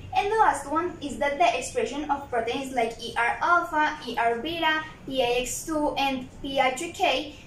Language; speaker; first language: English; non-native, fluent; Spanish